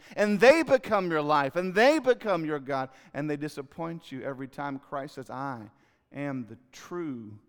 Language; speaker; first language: English; native; English